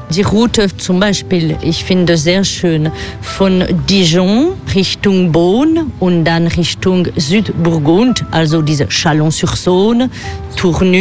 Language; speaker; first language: German; non-native, fluent; French